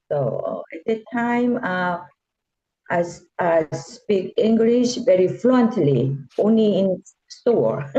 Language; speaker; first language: English; non-native, learner; Korean